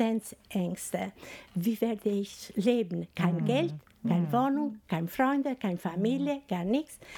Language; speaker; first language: German; non-native, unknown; Albanian